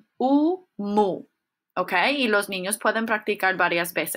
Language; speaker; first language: Spanish; non-native, fluent; English